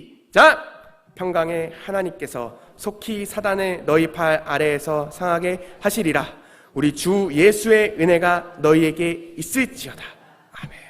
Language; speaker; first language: Korean; native; Korean